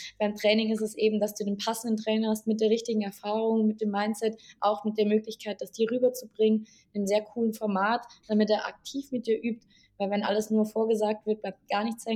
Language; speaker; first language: German; native; German